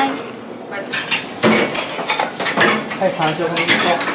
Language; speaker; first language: Japanese; native; Japanese